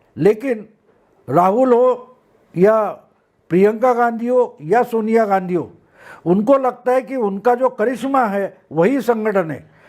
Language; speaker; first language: Hindi; non-native, local second language; Marathi